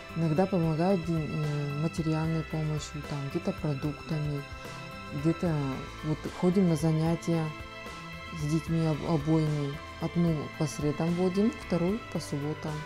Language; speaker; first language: Russian; non-native, fluent; Azerbaijani